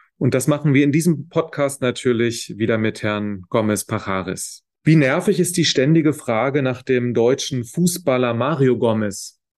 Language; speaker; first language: German; native; German